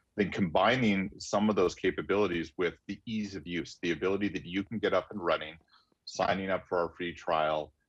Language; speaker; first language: English; native; English